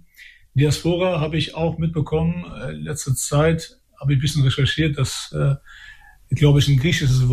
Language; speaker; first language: German; early bilingual, other home language; Albanian